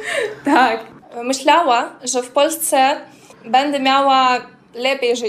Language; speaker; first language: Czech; non-native, learner; Ukrainian